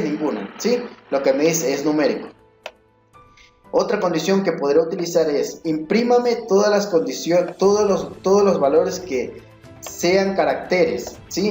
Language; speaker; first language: Spanish; native; Spanish